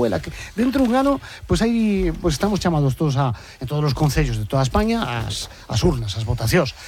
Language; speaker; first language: Galician; non-native, local second language; Spanish